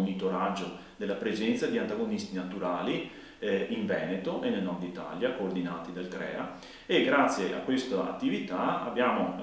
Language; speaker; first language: Italian; native; Italian